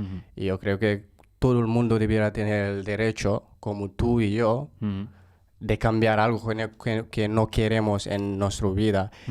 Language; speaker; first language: Spanish; non-native, fluent; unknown